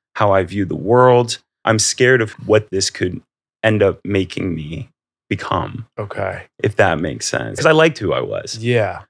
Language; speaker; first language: English; native; English